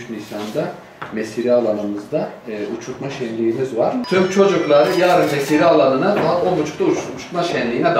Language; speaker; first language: Turkish; native; Turkish